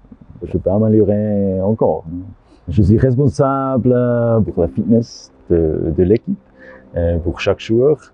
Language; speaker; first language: French; non-native, learner; German